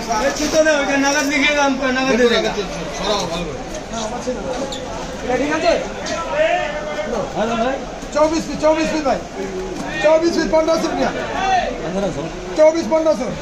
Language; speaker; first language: Hindi; non-native, local second language; Bangla